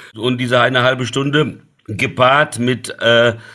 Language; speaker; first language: German; early bilingual, other home language; Portuguese